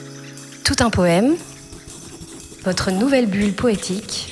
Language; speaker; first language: French; native; French